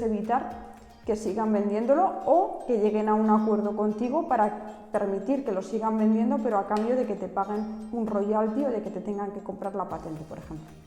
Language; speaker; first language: Spanish; native; Spanish